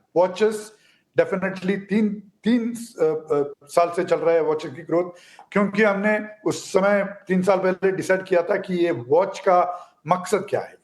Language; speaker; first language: Hindi; non-native, local second language; Tamil